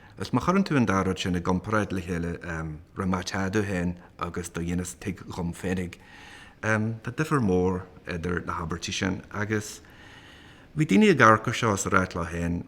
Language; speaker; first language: Irish; native; Irish